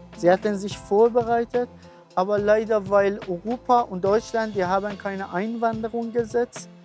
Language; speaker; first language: German; non-native, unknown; Persian